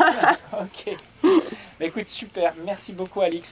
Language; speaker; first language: French; native; French